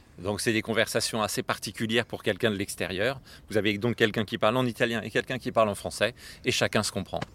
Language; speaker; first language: French; native; French